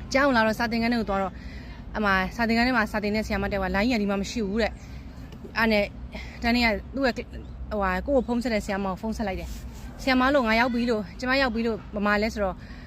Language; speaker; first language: Burmese; native; Burmese